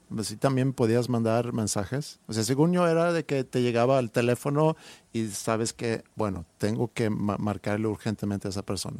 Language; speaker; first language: Spanish; non-native, fluent; Swedish